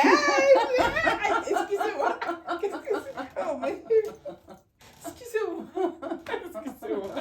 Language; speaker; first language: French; non-native, learner; Spanish